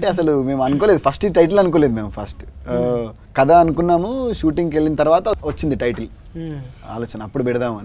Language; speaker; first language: Telugu; native; Telugu